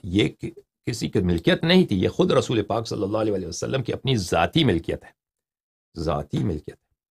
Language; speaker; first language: Urdu; non-native, fluent; Persian